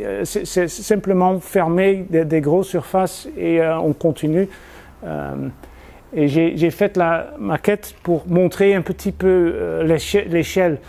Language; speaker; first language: French; non-native, fluent; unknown